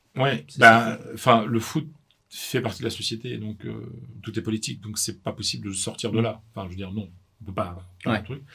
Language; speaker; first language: French; native; French